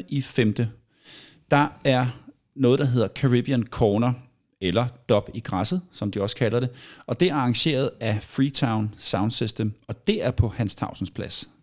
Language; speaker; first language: Danish; native; Danish